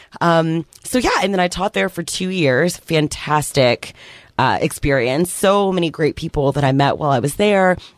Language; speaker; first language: English; native; English